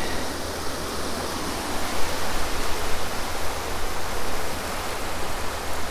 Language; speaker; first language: English; native; English